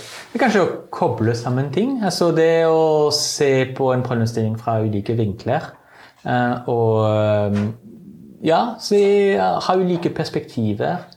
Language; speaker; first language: Norwegian; non-native, fluent; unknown